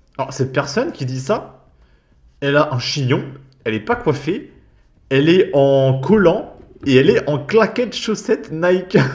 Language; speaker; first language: French; native; French